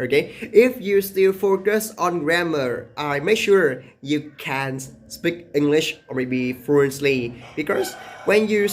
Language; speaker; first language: English; non-native, learner; Vietnamese